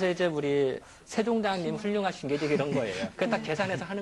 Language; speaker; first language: Korean; native; Korean